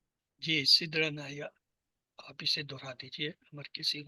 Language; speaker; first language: Urdu; native; Urdu